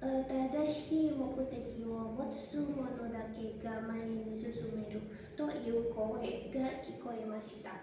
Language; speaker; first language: Japanese; non-native, learner; Indonesian